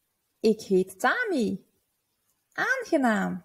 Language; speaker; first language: Dutch; non-native, fluent; Turkish